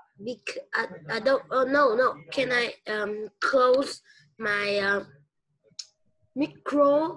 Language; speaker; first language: English; non-native, learner; Vietnamese